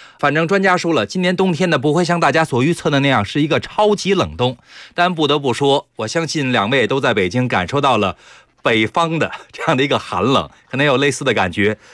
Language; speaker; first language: Chinese; native; Chinese